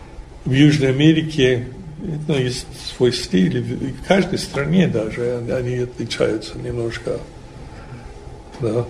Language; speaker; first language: Russian; non-native, fluent; English